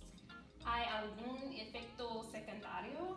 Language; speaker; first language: Spanish; non-native, learner; English